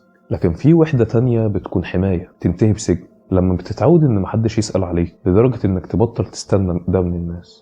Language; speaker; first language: Arabic; native; Arabic